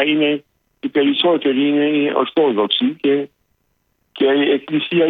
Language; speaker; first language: Greek; non-native, local second language; Arabic